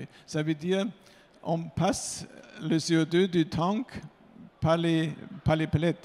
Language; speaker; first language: French; non-native, fluent; German